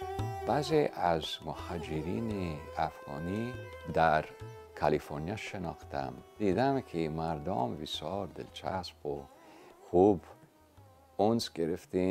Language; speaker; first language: Persian; non-native, fluent; English